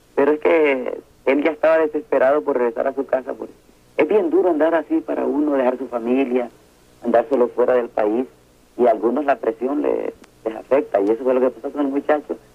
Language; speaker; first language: Spanish; native; Spanish